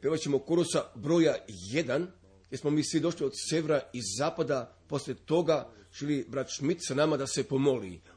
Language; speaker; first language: Serbian; early bilingual, heritage; Serbian